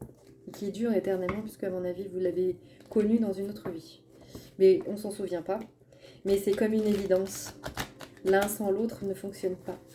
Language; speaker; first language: French; native; French